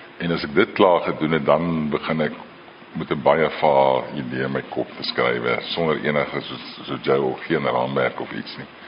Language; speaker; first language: Afrikaans; native; Afrikaans